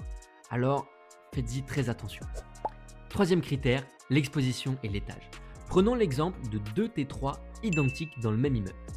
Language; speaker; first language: French; native; French